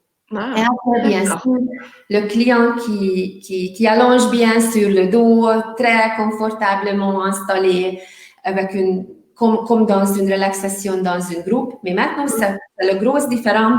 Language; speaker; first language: French; non-native, learner; Hungarian